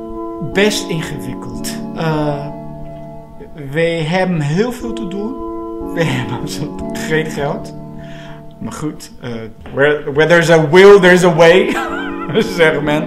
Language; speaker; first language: Dutch; non-native, fluent; Portuguese